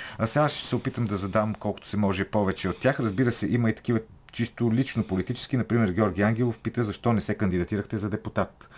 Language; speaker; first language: Bulgarian; native; Bulgarian